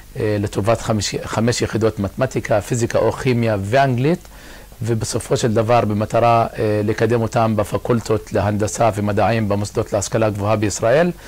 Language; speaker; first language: Hebrew; non-native, local second language; Arabic